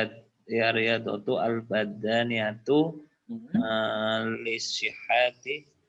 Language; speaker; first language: Arabic; non-native, fluent; Indonesian